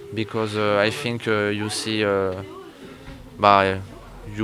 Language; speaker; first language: English; non-native, learner; French